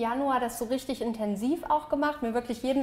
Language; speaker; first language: German; native; German